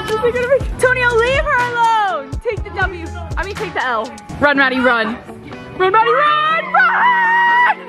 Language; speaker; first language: English; native; English